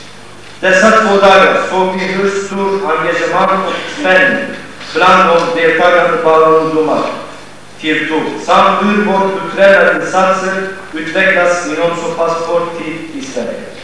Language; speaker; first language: Swedish; non-native, fluent; Kurdish